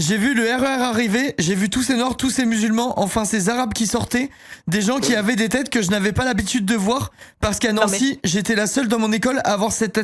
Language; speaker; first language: French; native; French